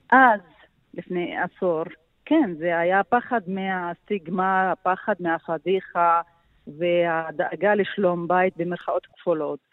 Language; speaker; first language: Hebrew; non-native, local second language; Arabic